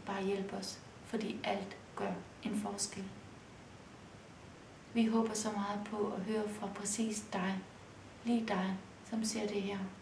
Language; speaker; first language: Danish; early bilingual, other home language; Kurdish